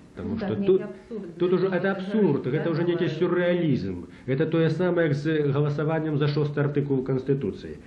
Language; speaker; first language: Belarusian; native; Belarusian